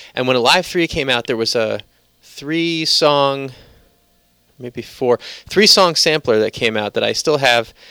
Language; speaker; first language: English; native; English